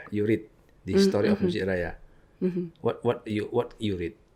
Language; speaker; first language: English; non-native, learner; Indonesian